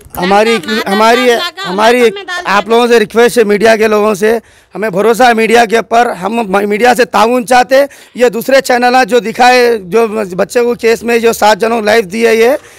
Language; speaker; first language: Hindi; non-native, local second language; Urdu